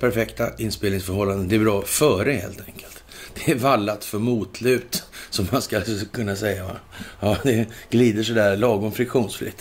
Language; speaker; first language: Swedish; native; Swedish